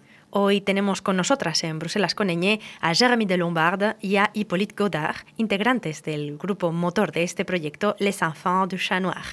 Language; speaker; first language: Spanish; native; Spanish